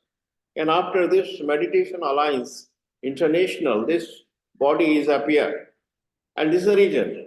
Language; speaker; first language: English; non-native, learner; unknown